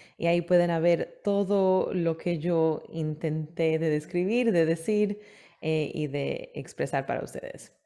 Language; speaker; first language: Spanish; early bilingual, heritage; Spanish